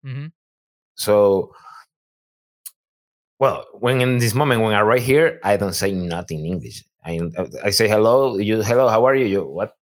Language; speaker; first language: English; non-native, learner; Spanish